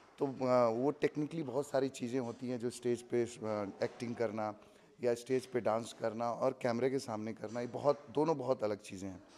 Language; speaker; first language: Hindi; native; Hindi